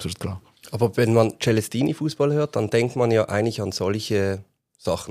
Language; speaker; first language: German; native; German